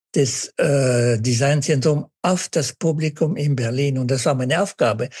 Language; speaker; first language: German; native; German